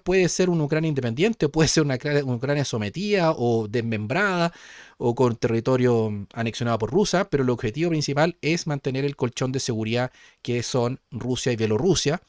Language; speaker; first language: Spanish; native; Spanish